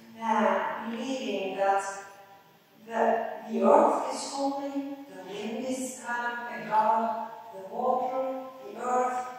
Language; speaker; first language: English; non-native, fluent; Norwegian